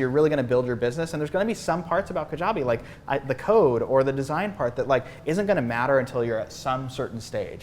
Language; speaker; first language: English; native; English